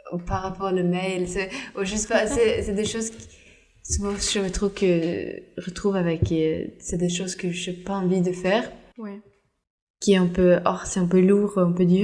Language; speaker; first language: French; non-native, fluent; Norwegian